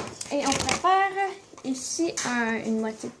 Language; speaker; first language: French; native; French